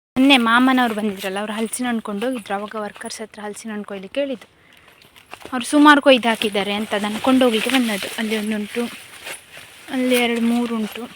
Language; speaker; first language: Kannada; native; Kannada